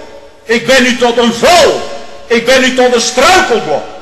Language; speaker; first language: Dutch; native; Dutch